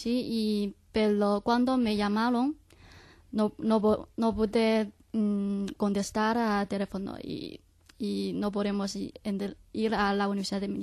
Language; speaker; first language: Spanish; non-native, learner; Chinese